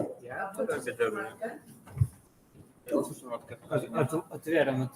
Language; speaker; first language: Polish; non-native, fluent; Ukrainian